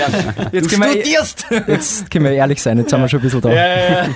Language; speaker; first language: German; native; German